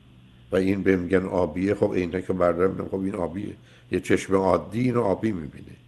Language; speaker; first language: Persian; native; Persian